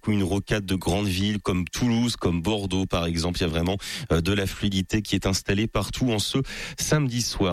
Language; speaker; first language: French; native; French